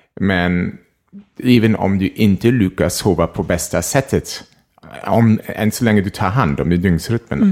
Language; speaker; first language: Swedish; non-native, fluent; German